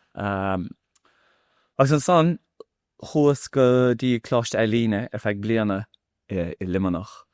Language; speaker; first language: Irish; non-native, local second language; English